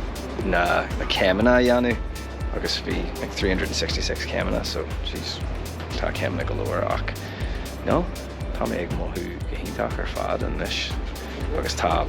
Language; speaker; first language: Irish; non-native, local second language; English